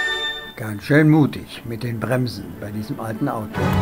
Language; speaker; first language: German; native; German